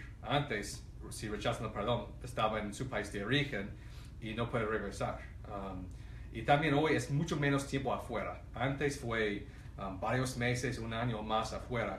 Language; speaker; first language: Spanish; non-native, fluent; English